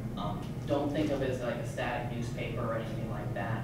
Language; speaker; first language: English; native; English